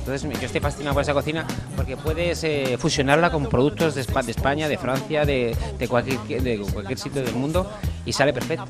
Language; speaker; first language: Spanish; native; Spanish